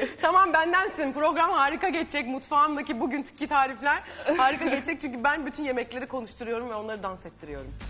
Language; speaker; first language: Turkish; native; Turkish